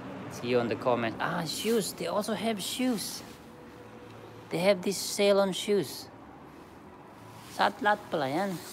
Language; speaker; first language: English; non-native, local second language; Filipino